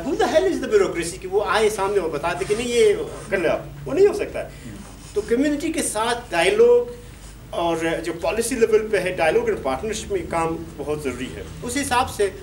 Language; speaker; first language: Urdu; non-native, local second language; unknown